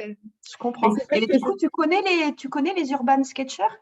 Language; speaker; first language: French; native; French